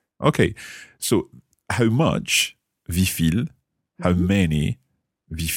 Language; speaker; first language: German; non-native, learner; English